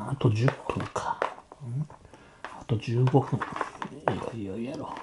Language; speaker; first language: Japanese; native; Japanese